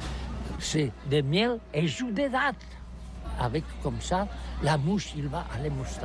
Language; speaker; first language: French; non-native, learner; Catalan